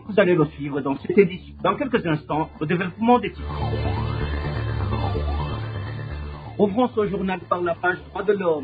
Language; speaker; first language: French; non-native, local second language; Rundi